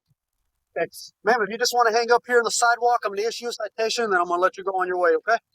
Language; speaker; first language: English; native; English